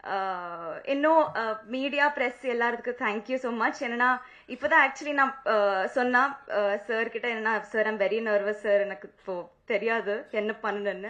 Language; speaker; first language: Tamil; non-native, learner; Telugu